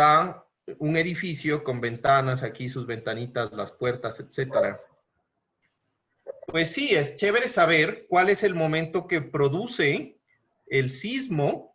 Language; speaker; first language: Spanish; native; Spanish